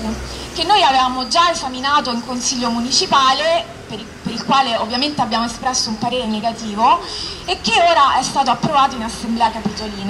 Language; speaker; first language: Italian; native; Italian